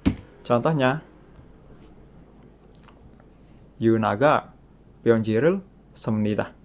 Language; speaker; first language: Korean; non-native, fluent; Indonesian